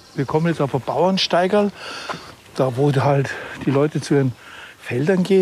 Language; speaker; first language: German; native; German